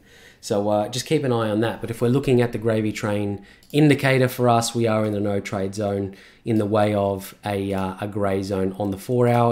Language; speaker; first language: English; native; English